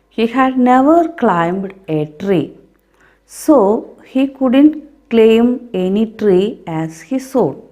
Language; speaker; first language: English; non-native, local second language; Malayalam